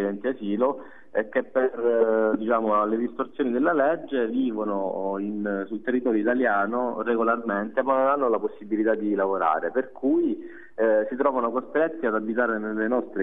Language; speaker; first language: Italian; native; Italian